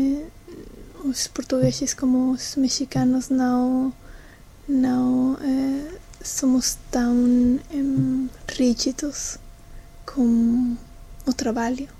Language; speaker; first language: Portuguese; non-native, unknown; Spanish